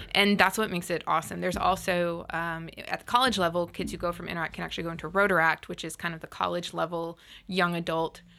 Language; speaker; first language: English; native; English